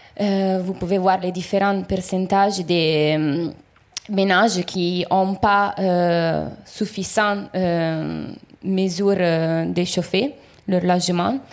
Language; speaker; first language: French; non-native, fluent; Italian